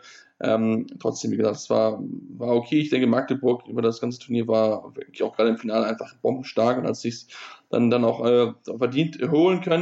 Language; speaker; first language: German; native; German